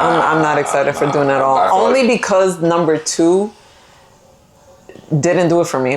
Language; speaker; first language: English; native; English